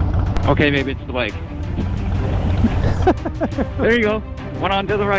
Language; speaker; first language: English; native; English